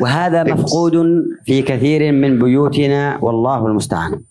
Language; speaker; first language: Arabic; native; Arabic